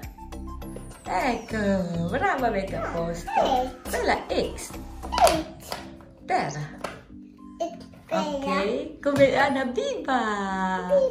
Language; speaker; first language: Italian; non-native, learner; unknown